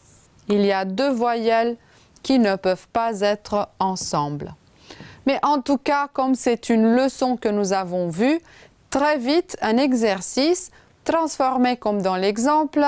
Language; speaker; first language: French; non-native, fluent; Romanian